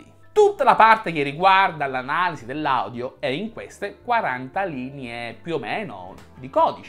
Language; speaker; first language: Italian; native; Italian